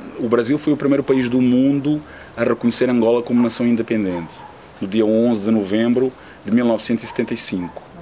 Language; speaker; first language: Portuguese; native; Portuguese